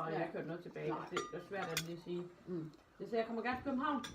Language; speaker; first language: Danish; native; Danish